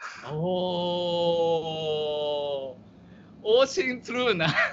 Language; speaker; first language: Russian; non-native, learner; Chinese